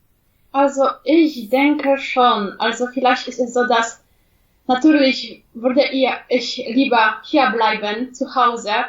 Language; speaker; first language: German; non-native, fluent; Polish